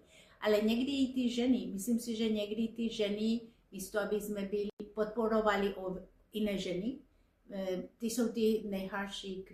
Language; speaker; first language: Czech; non-native, fluent; Spanish